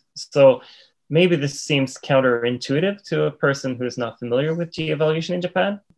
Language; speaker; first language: English; non-native, fluent; Swedish